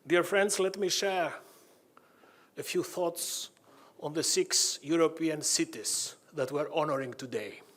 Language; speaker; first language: English; non-native, fluent; Greek